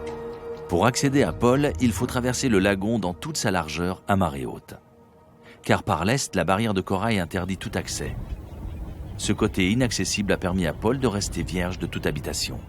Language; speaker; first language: French; native; French